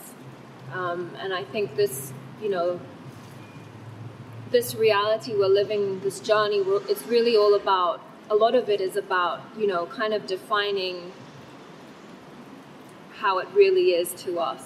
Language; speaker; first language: English; non-native, fluent; Thai